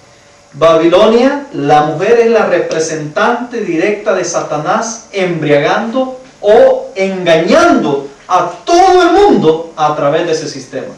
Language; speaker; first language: Spanish; native; Spanish